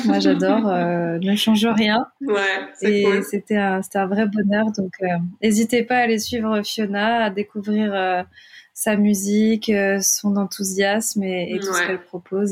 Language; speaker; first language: French; native; French